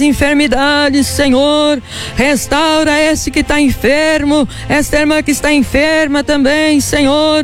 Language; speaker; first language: Portuguese; native; Portuguese